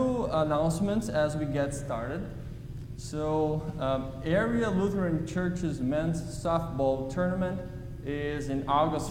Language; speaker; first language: English; non-native, fluent; Portuguese